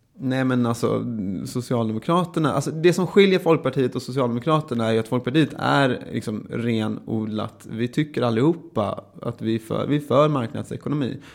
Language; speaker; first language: Swedish; native; Swedish